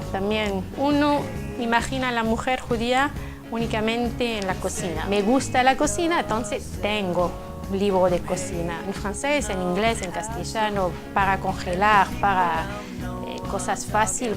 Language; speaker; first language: Spanish; non-native, fluent; French